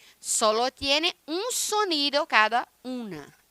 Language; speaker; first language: Spanish; non-native, fluent; Portuguese